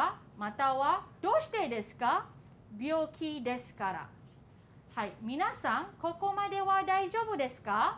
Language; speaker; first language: Japanese; non-native, fluent; Malay